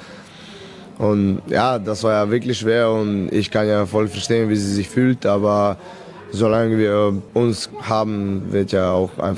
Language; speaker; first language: German; non-native, fluent; Serbian